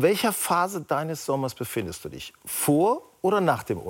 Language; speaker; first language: German; native; German